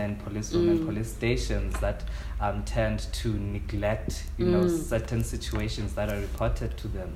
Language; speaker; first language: English; non-native, local second language; Xhosa